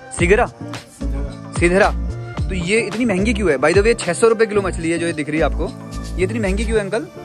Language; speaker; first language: Hindi; native; Hindi